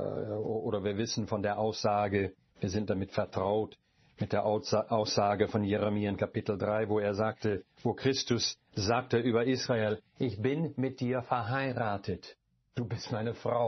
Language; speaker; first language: German; non-native, fluent; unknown